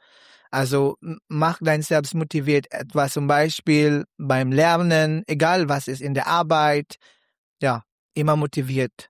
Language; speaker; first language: German; non-native, learner; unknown